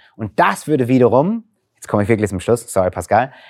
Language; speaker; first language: German; non-native, fluent; English